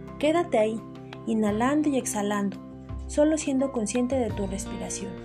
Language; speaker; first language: Spanish; native; Spanish